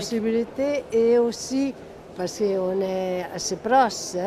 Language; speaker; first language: French; non-native, fluent; Italian